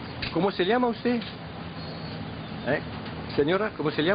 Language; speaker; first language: Spanish; non-native, learner; French